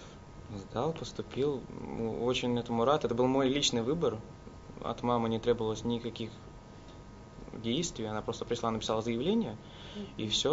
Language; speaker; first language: Russian; native; Russian